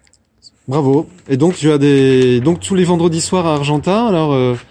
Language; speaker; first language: French; native; French